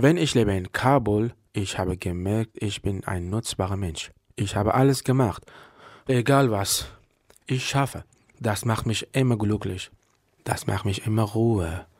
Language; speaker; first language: German; non-native, learner; Persian